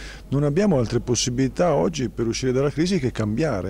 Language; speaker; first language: Italian; native; Italian